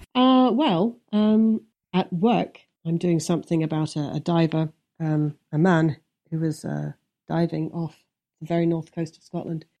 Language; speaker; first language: English; native; English